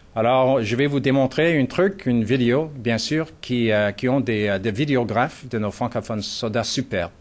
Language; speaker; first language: French; non-native, local second language; English